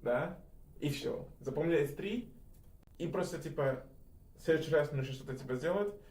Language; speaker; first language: Russian; non-native, fluent; English